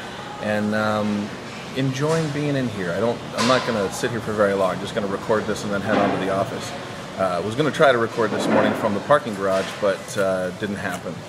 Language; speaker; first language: English; native; English